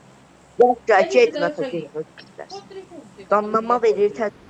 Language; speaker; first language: Turkish; non-native, learner; Azerbaijani